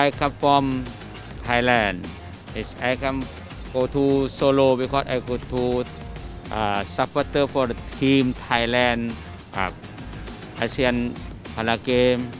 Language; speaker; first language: English; non-native, learner; Thai